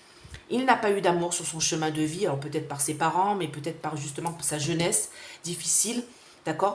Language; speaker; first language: French; native; French